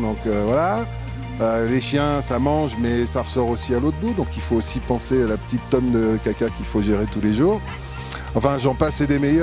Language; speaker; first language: French; native; French